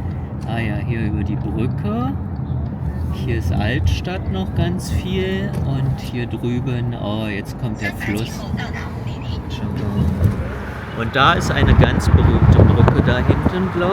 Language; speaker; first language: German; early bilingual, other home language; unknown